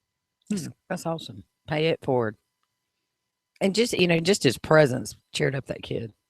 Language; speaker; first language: English; native; English